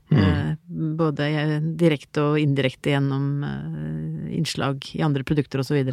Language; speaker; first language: Norwegian; native; Norwegian